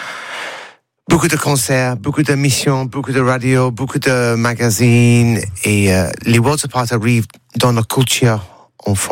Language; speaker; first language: French; non-native, learner; English